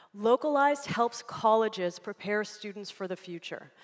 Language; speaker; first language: English; native; English